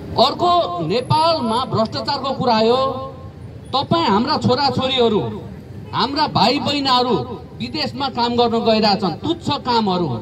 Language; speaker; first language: Nepali; non-native, local second language; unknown